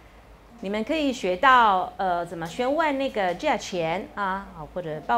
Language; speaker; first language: Chinese; non-native, fluent; Italian